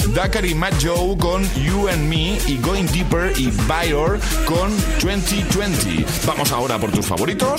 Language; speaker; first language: Spanish; native; Spanish